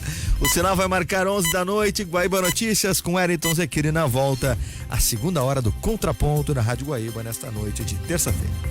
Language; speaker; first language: Portuguese; native; Portuguese